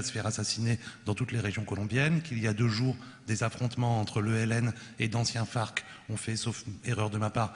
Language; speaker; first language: French; native; French